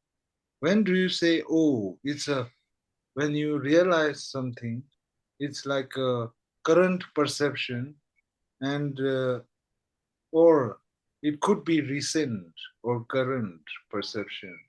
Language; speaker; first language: English; non-native, fluent; Tibetan